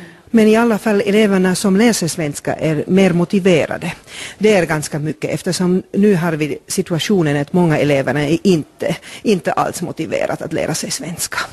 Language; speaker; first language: Swedish; non-native, local second language; Finnish